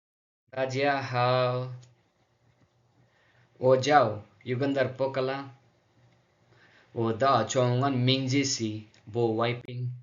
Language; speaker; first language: Chinese; non-native, learner; Telugu